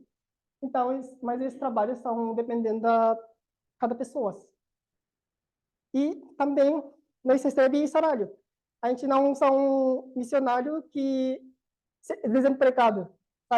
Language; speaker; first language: Portuguese; non-native, learner; Korean